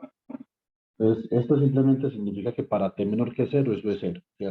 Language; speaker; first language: Spanish; native; Spanish